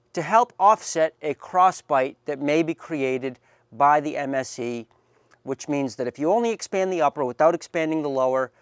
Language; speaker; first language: English; native; English